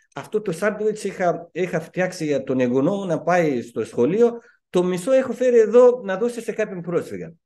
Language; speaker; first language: Greek; non-native, fluent; Persian